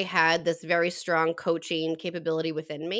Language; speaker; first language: English; native; English